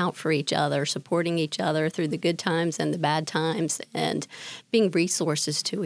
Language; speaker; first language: English; native; English